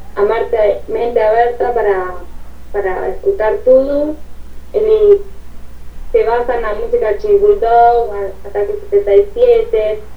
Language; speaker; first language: Portuguese; non-native, learner; Spanish